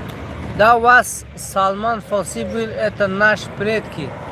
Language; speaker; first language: Russian; non-native, local second language; Tajik